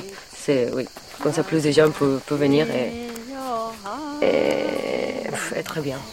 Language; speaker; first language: French; non-native, learner; Catalan